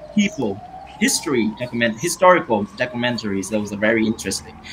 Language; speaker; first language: English; non-native, fluent; Vietnamese